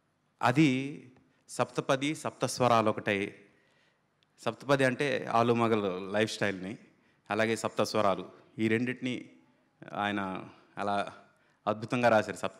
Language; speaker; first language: Telugu; native; Telugu